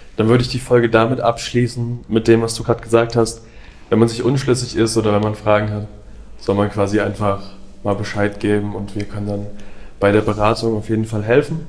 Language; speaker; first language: German; native; German